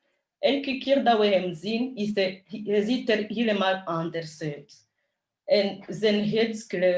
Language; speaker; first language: Dutch; early bilingual, other home language; Kinyarwanda